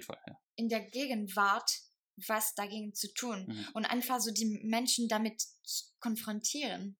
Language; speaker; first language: German; non-native, fluent; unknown